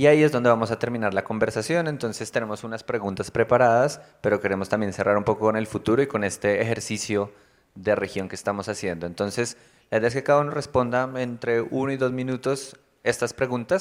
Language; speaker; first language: Spanish; native; Spanish